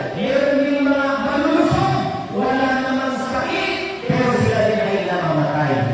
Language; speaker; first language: Filipino; non-native, local second language; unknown